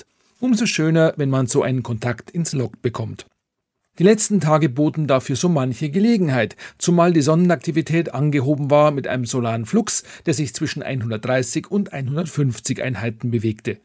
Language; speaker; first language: German; native; German